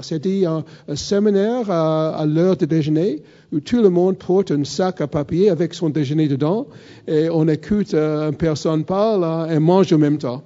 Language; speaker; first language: French; non-native, fluent; English